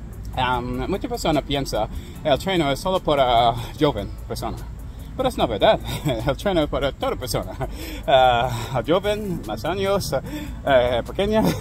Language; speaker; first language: Spanish; non-native, learner; English